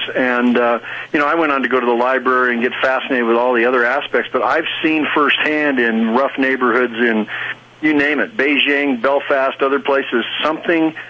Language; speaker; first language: English; native; English